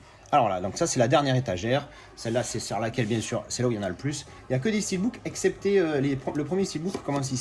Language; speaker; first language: French; native; French